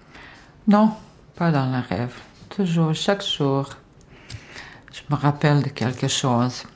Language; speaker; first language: French; non-native, learner; Bosnian